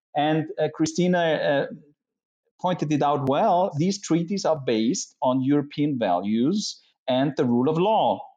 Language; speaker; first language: English; non-native, fluent; German